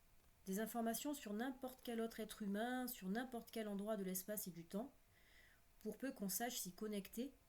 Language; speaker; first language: French; native; French